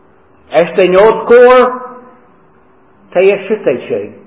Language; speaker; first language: Hungarian; non-native, learner; English